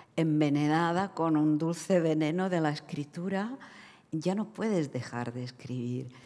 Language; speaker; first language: Spanish; non-native, fluent; Czech